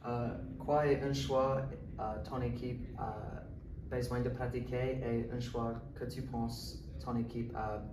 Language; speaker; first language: French; non-native, learner; English